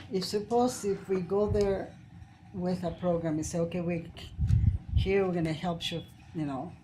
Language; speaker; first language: English; non-native, fluent; Spanish